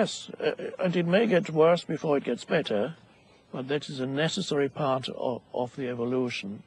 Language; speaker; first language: English; non-native, fluent; German